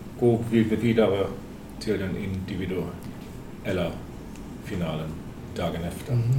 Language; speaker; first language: Swedish; non-native, fluent; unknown